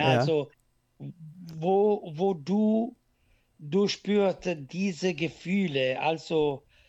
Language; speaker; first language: German; non-native, learner; Italian